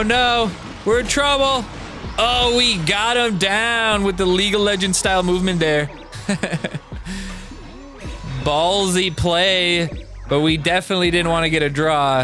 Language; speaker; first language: English; native; English